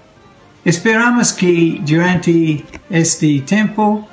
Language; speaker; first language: Portuguese; non-native, fluent; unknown